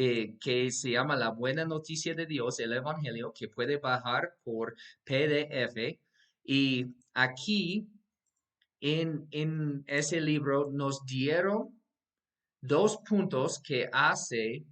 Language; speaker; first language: Spanish; non-native, fluent; English